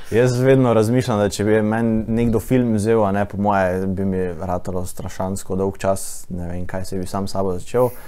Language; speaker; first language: Slovenian; native; Slovenian